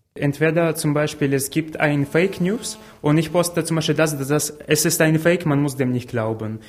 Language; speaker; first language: German; non-native, fluent; Ukrainian